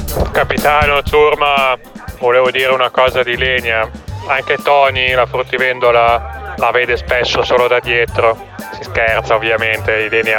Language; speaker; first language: Italian; native; Italian